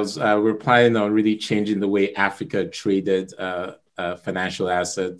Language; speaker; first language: English; non-native, local second language; Igbo